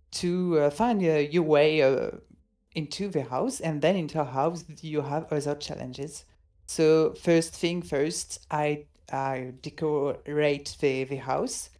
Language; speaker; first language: English; non-native, fluent; French